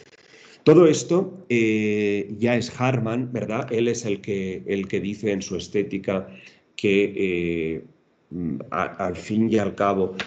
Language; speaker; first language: Spanish; native; Spanish